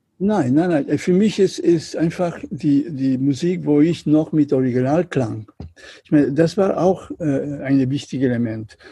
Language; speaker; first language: German; non-native, learner; Catalan